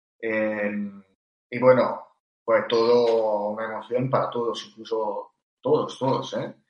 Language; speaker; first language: Spanish; non-native, fluent; Italian